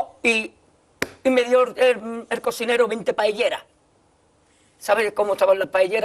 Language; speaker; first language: Spanish; native; Spanish